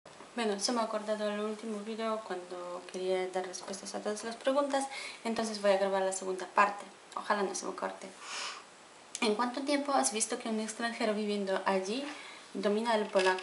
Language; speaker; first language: Spanish; non-native, fluent; Polish